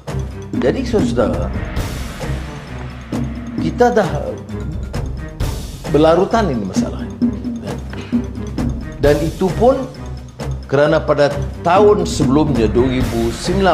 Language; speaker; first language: Malay; native; Malay